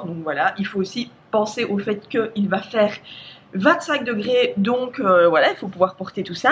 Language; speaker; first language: French; native; French